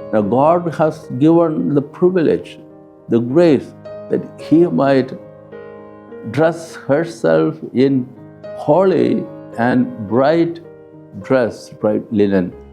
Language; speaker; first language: English; non-native, local second language; Malayalam